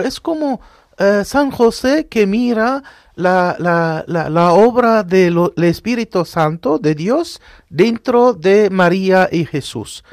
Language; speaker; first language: Spanish; non-native, fluent; Arabic